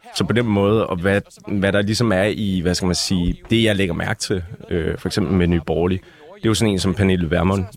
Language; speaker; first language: Danish; native; Danish